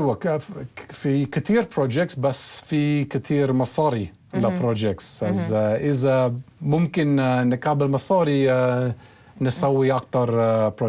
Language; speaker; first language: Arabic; non-native, learner; English